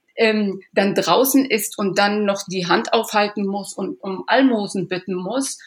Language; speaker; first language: German; early bilingual, other home language; Persian